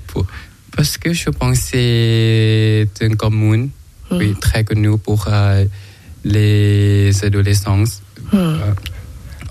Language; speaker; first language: French; non-native, learner; Thai